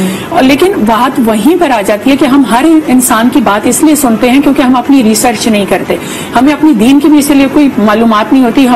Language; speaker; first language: Urdu; native; Urdu